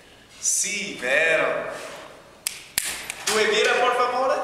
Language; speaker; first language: Italian; non-native, learner; English